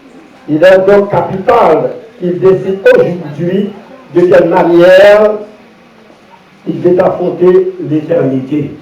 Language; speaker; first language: French; non-native, local second language; Haitian Creole